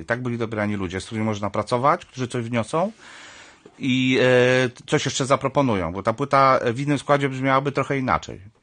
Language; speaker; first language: Polish; native; Polish